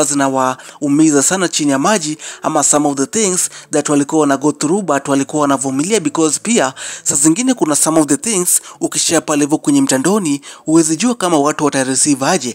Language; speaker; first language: Swahili; non-native, local second language; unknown